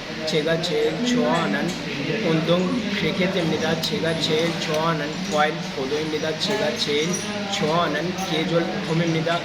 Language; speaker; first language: Korean; non-native, learner; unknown